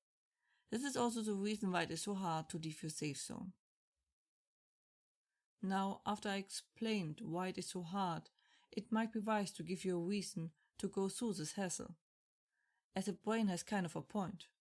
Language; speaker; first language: English; non-native, fluent; German